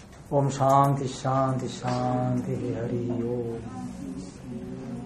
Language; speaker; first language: Japanese; non-native, fluent; Bangla